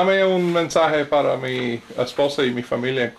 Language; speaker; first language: Spanish; non-native, learner; English